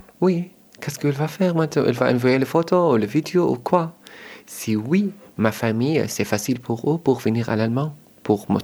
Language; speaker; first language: French; non-native, learner; Arabic